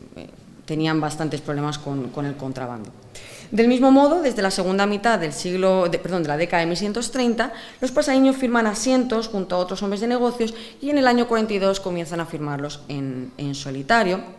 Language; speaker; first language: Spanish; native; Spanish